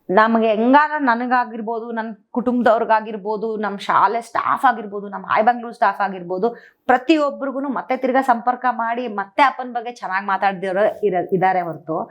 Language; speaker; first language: Kannada; native; Kannada